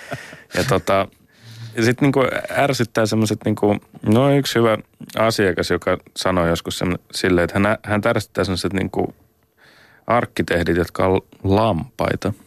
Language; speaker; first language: Finnish; native; Finnish